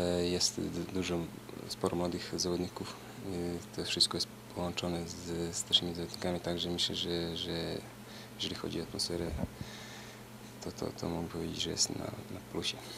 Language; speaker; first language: Polish; non-native, fluent; Serbian